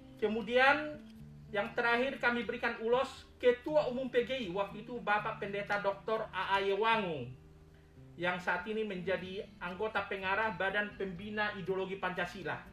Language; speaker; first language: Indonesian; native; Indonesian